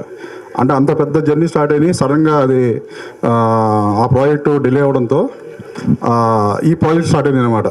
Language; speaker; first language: Telugu; native; Telugu